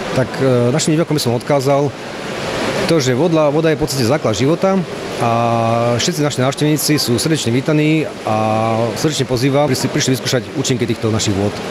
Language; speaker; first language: Slovak; native; Slovak